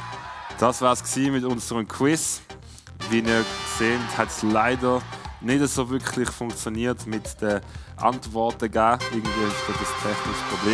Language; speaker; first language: German; native; German